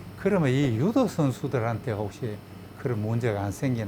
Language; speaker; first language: Korean; native; Korean